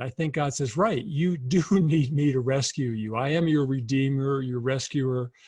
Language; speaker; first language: English; native; English